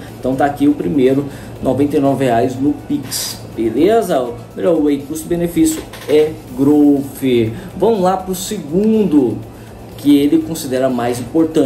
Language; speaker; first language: Portuguese; native; Portuguese